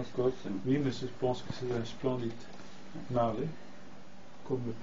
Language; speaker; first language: French; non-native, learner; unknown